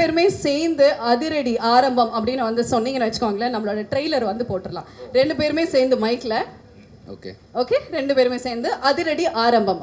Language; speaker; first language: Tamil; native; Tamil